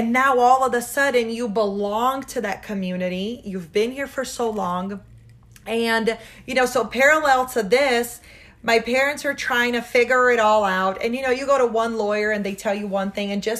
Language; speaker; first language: English; early bilingual, other home language; Portuguese